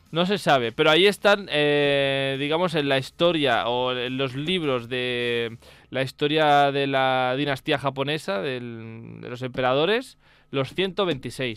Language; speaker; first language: Spanish; native; Spanish